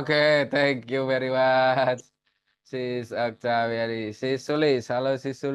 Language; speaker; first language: English; non-native, learner; Indonesian